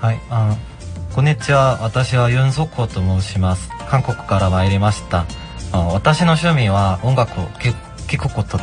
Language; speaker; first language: Japanese; non-native, learner; Korean